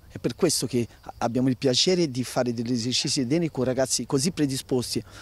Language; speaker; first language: Italian; non-native, fluent; Portuguese